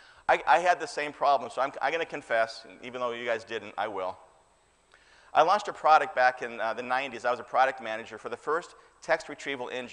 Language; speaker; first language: English; native; English